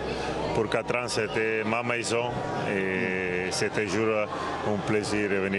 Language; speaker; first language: French; non-native, learner; Italian